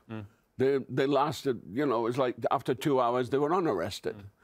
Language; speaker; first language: English; native; English